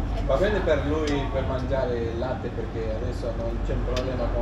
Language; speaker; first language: Italian; non-native, learner; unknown